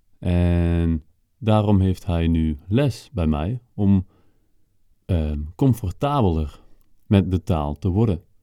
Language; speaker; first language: Dutch; native; Dutch